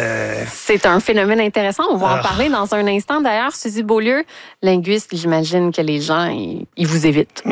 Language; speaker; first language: French; native; French